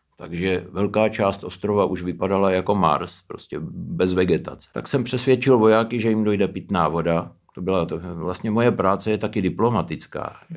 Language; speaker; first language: Czech; early bilingual, heritage; Czech